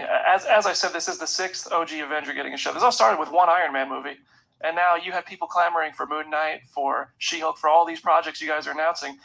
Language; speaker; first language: English; native; English